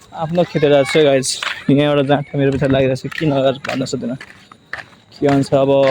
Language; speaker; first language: Nepali; non-native, local second language; Rana Tharu